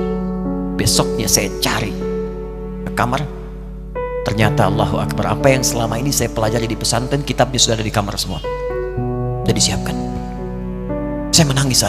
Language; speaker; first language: Indonesian; native; Indonesian